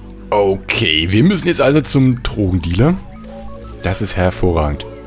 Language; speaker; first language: German; native; German